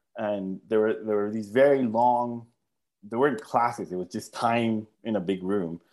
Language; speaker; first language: English; non-native, fluent; Spanish